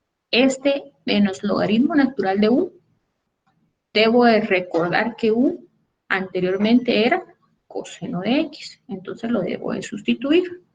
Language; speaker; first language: Spanish; native; Spanish